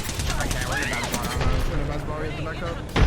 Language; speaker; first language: English; native; English